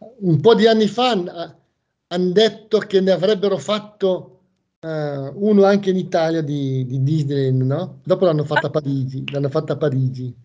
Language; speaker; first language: Italian; native; Italian